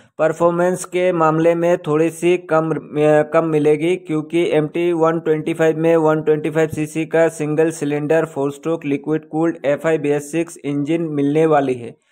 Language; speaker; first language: Hindi; native; Hindi